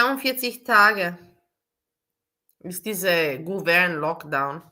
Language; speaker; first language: German; non-native, learner; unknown